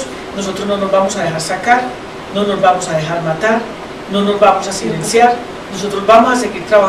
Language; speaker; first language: Spanish; native; Spanish